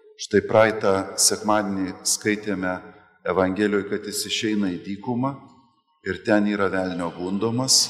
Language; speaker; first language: Lithuanian; native; Lithuanian